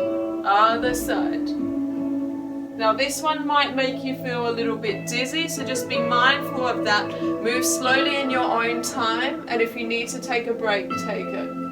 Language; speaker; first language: English; native; English